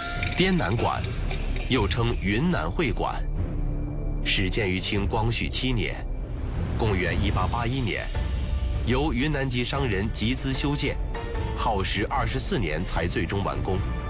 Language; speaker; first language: Chinese; native; Chinese